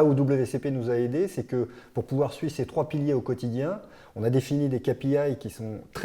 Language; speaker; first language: French; native; French